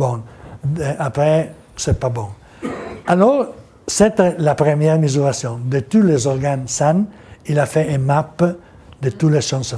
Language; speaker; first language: French; non-native, learner; Italian